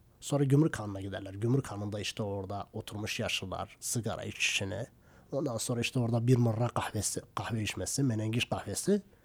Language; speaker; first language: Turkish; non-native, local second language; Kurdish